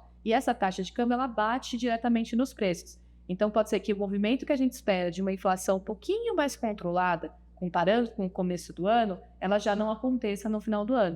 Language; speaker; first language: Portuguese; native; Portuguese